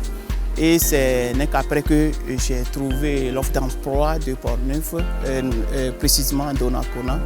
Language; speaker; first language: French; non-native, local second language; Ewe